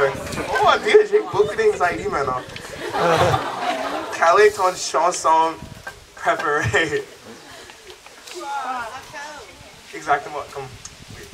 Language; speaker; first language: French; non-native, learner; English